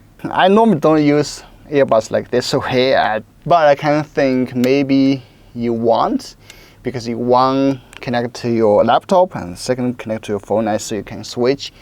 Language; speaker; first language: English; non-native, local second language; Chinese